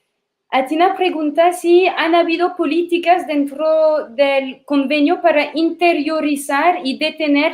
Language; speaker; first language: Spanish; non-native, fluent; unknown